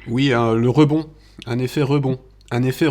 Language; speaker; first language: French; native; French